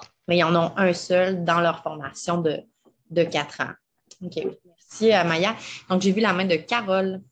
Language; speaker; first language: French; native; French